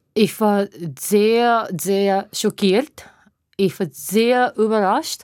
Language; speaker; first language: German; non-native, learner; Japanese